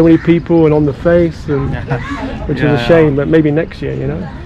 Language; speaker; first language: English; native; English